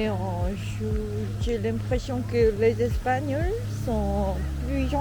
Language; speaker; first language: French; non-native, learner; Korean